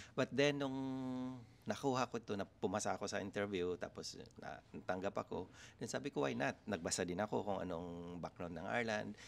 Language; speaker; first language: Filipino; non-native, local second language; Masbatenyo